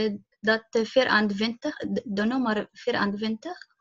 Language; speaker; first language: Dutch; non-native, learner; Arabic